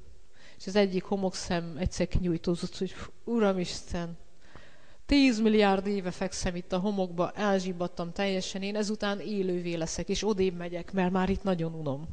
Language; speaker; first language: Hungarian; native; Hungarian